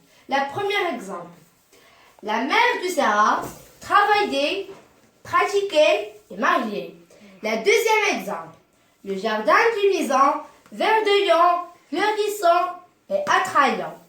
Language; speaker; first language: French; non-native, learner; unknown